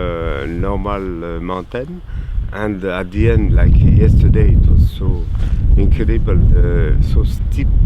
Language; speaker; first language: English; non-native, learner; French